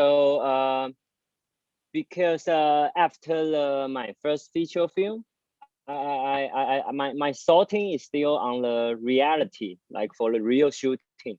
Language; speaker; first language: English; non-native, learner; Chinese